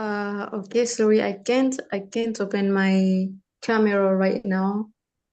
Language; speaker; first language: English; non-native, fluent; Indonesian